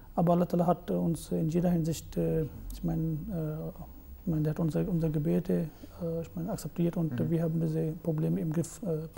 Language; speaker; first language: German; non-native, fluent; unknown